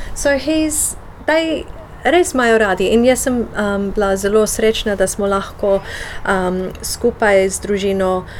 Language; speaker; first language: Slovenian; early bilingual, heritage; Slovenian